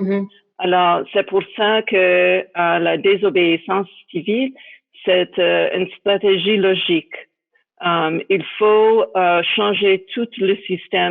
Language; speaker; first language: French; non-native, fluent; English